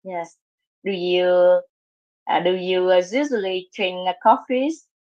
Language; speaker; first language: English; non-native, learner; Vietnamese